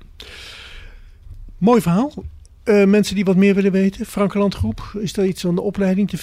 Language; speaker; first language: Dutch; native; Dutch